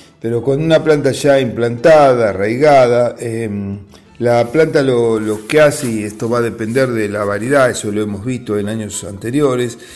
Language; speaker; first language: Spanish; native; Spanish